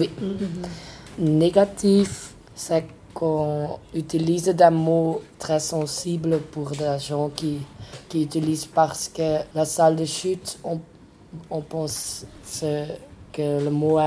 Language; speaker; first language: French; non-native, local second language; Dutch